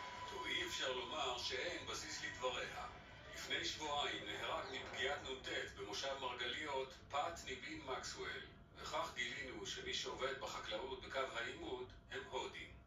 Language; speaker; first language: Hebrew; native; Hebrew